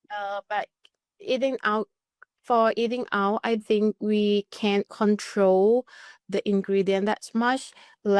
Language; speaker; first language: English; non-native, learner; Thai